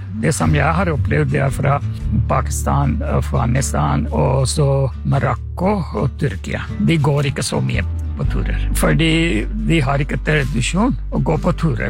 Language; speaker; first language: Norwegian; non-native, fluent; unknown